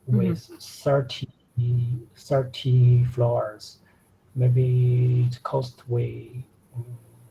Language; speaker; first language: English; non-native, learner; Chinese